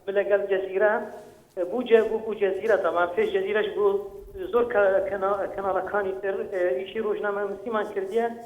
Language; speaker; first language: Central Kurdish; non-native, local second language; Kurdish